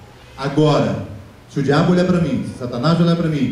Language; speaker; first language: Portuguese; native; Portuguese